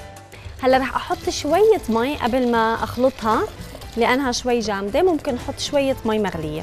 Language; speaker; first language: Arabic; native; Arabic